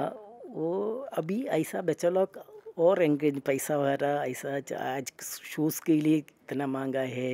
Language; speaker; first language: Hindi; non-native, local second language; Malayalam